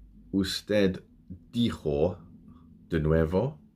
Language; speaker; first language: Spanish; non-native, learner; English